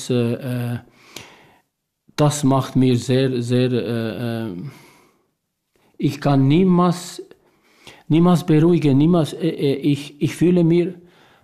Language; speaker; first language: German; non-native, learner; Albanian